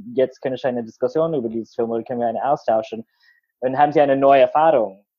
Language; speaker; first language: German; non-native, learner; English